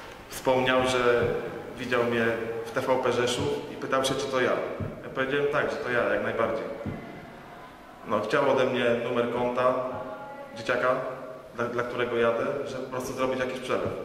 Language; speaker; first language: Polish; native; Polish